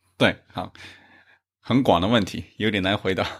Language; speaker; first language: Chinese; native; Chinese